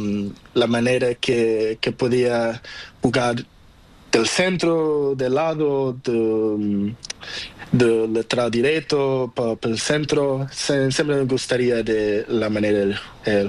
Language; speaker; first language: Spanish; non-native, learner; Portuguese